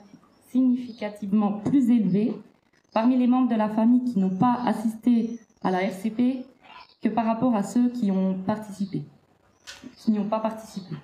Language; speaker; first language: French; native; French